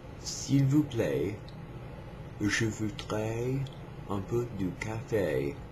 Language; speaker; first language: French; non-native, learner; English